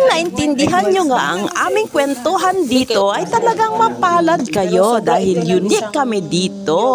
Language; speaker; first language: Filipino; non-native, local second language; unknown